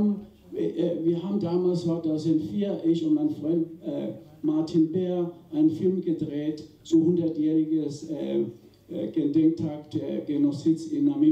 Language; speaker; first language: German; non-native, fluent; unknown